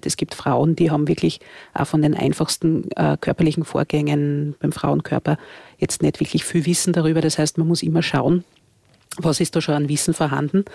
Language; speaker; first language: German; native; German